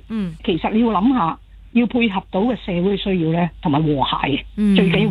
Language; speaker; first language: Cantonese; native; Cantonese